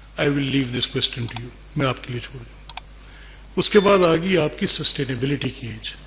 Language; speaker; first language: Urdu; non-native, local second language; Punjabi